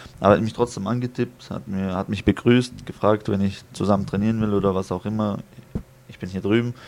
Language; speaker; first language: German; early bilingual, other home language; Chechen